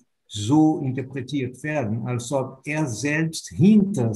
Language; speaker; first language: German; non-native, fluent; Portuguese